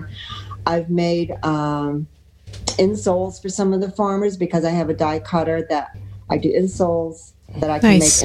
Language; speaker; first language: English; native; English